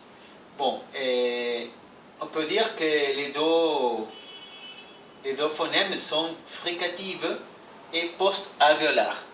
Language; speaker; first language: French; non-native, fluent; Spanish